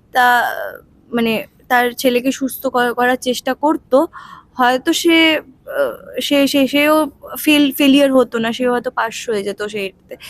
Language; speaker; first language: Bangla; non-native, learner; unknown